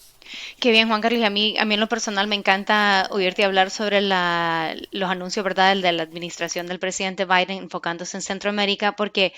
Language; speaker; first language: Spanish; native; Spanish